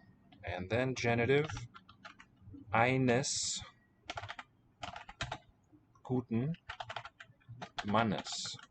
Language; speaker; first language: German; non-native, fluent; English